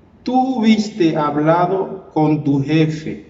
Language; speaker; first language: Spanish; non-native, learner; Haitian Creole